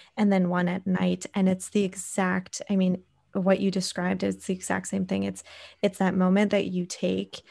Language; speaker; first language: English; native; English